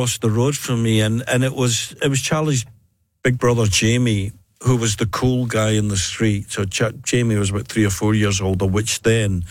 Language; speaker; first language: English; native; English